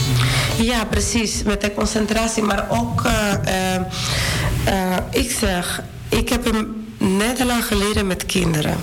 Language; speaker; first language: Dutch; non-native, fluent; Spanish